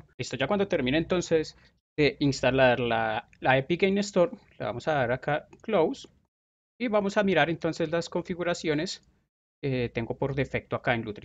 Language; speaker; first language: Spanish; native; Spanish